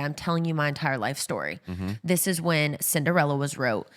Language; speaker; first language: English; native; English